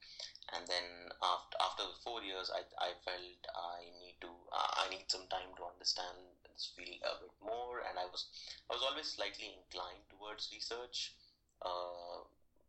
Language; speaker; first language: English; non-native, local second language; Telugu